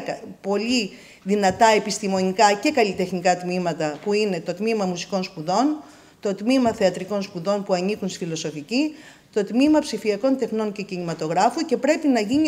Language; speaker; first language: Greek; native; Greek